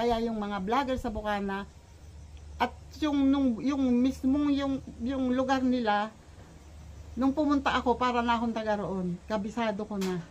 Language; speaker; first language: Filipino; native; Filipino